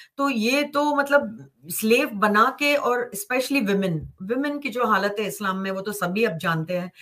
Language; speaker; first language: Hindi; native; Hindi